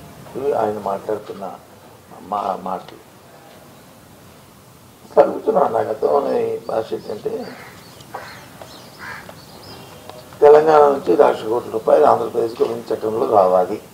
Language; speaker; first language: Telugu; native; Telugu